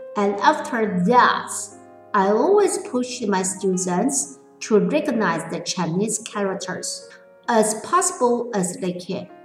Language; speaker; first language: English; non-native, fluent; Chinese